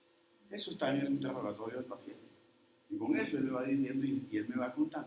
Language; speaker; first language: Spanish; native; Spanish